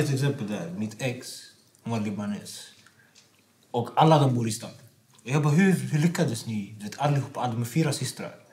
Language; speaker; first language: Swedish; non-native, local second language; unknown